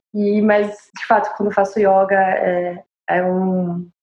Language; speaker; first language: Portuguese; non-native, fluent; French